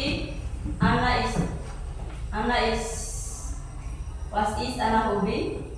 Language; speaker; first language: German; non-native, learner; Indonesian